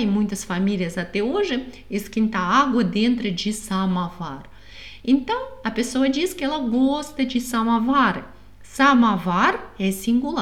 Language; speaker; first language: Portuguese; non-native, fluent; Russian